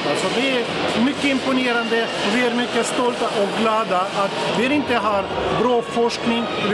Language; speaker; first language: Swedish; non-native, fluent; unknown